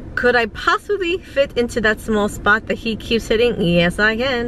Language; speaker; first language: English; native; English